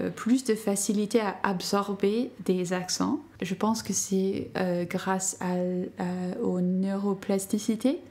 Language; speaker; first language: French; non-native, fluent; English